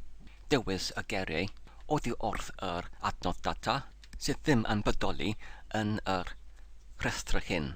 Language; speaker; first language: Welsh; non-native, learner; English